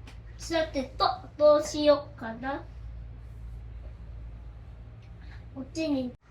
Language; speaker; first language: Japanese; native; Japanese